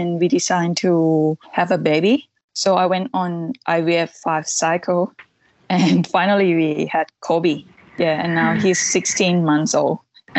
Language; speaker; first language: English; non-native, fluent; Thai